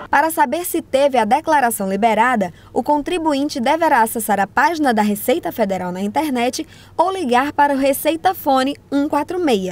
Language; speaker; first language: Portuguese; native; Portuguese